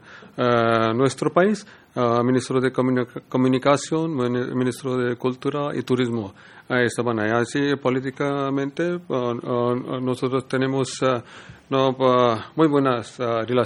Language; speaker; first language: Spanish; non-native, learner; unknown